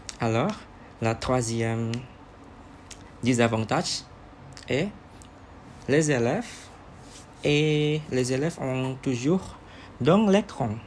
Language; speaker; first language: French; non-native, learner; Indonesian